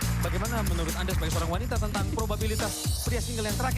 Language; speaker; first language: Indonesian; native; Indonesian